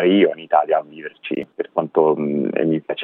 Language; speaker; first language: Italian; non-native, fluent; English